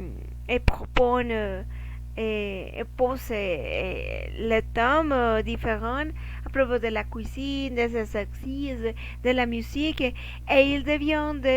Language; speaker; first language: French; non-native, learner; Spanish